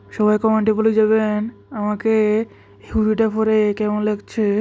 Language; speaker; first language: Bangla; native; Bangla